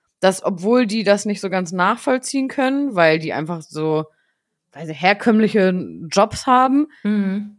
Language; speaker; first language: German; native; German